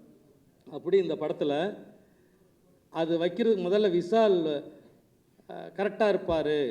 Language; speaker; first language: Tamil; native; Tamil